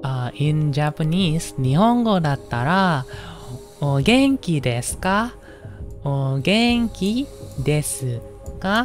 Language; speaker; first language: Japanese; non-native, learner; Indonesian